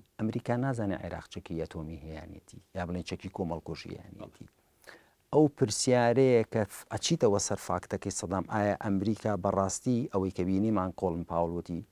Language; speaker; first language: Central Kurdish; early bilingual, heritage; Central Kurdish